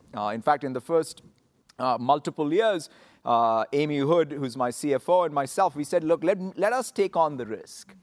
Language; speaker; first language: English; non-native, local second language; Telugu